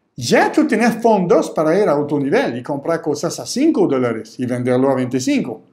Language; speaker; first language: Spanish; non-native, fluent; French